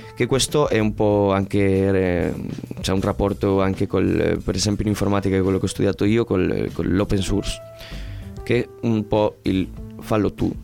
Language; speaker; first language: Italian; non-native, fluent; Spanish